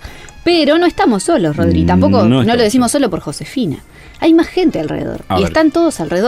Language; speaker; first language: Spanish; native; Spanish